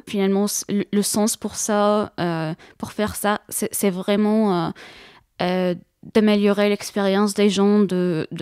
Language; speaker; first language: French; non-native, fluent; Arabic